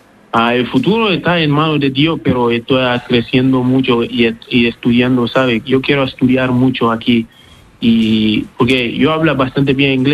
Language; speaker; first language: Spanish; non-native, learner; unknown